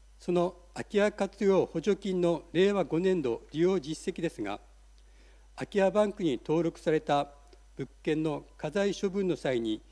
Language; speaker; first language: Japanese; native; Japanese